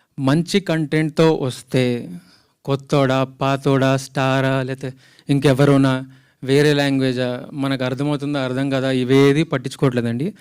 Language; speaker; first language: Telugu; native; Telugu